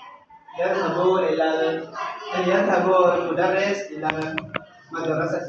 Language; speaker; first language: Arabic; non-native, learner; Indonesian